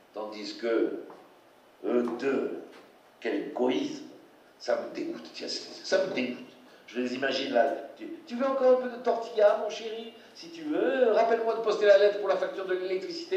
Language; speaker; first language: French; native; French